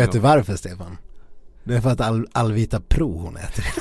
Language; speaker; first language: Swedish; native; Swedish